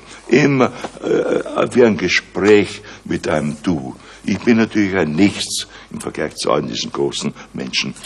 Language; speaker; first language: German; native; German